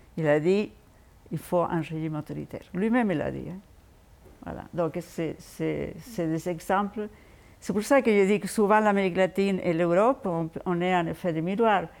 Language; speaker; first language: French; non-native, fluent; Spanish